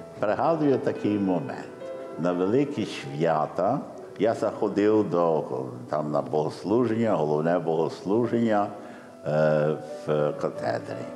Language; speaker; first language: Ukrainian; early bilingual, heritage; Ukrainian